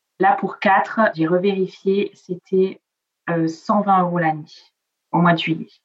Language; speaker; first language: French; early bilingual, other home language; Italian